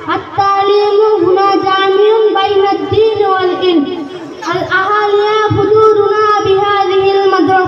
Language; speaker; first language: Arabic; non-native, learner; Bangla